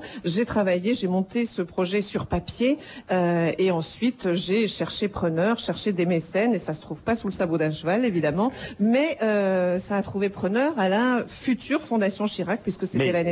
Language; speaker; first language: French; native; French